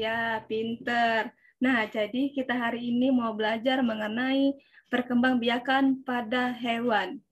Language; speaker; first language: Indonesian; native; Indonesian